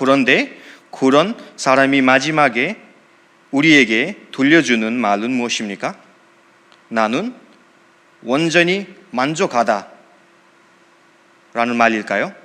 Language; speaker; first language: Korean; non-native, fluent; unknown